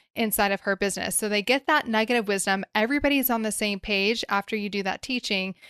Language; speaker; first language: English; native; English